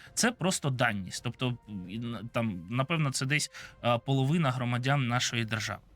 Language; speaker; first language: Ukrainian; non-native, local second language; Russian